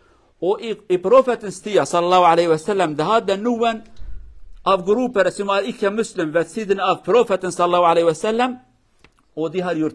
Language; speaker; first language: Norwegian; non-native, learner; Kurdish